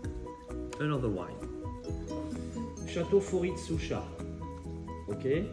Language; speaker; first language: English; non-native, fluent; French